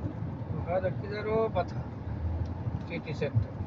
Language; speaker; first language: Arabic; non-native, learner; Hindi